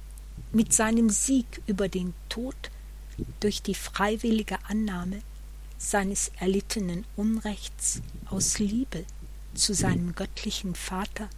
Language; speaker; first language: German; native; German